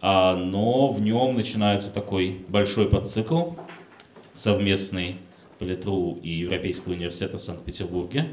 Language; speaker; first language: Russian; native; Russian